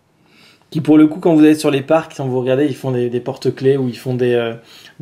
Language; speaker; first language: French; native; French